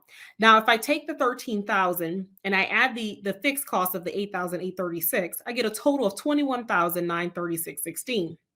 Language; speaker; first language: English; native; English